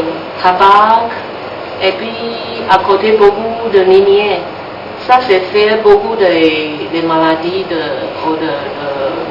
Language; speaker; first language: French; non-native, learner; Chinese